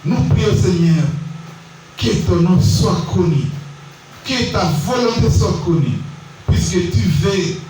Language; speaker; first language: French; non-native, local second language; Swahili